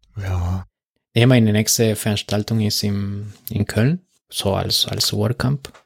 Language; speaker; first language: German; non-native, fluent; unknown